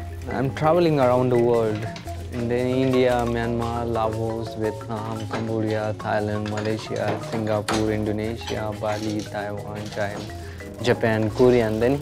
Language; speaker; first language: English; non-native, local second language; Marathi